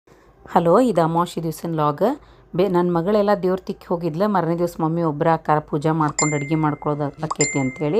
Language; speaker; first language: Kannada; native; Kannada